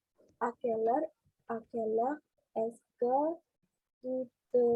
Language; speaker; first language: French; non-native, learner; Indonesian